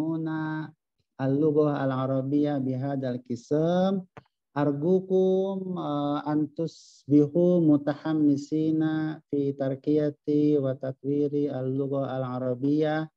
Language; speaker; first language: Arabic; non-native, fluent; Indonesian